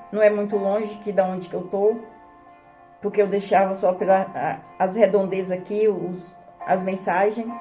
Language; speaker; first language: Portuguese; native; Portuguese